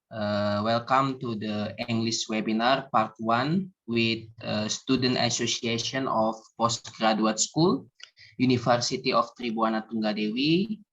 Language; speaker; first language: English; non-native, learner; Indonesian